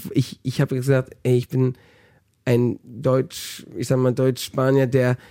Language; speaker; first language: German; early bilingual, heritage; German